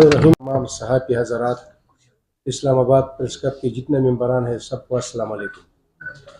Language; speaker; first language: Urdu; non-native, local second language; Pashto